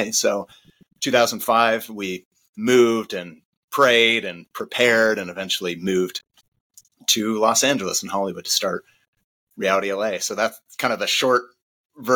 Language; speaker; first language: English; native; English